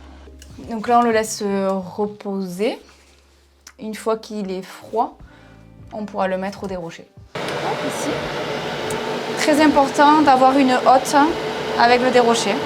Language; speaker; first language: French; native; French